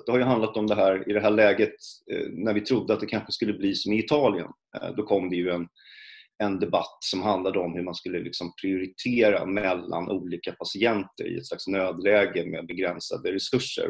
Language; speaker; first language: Swedish; native; Swedish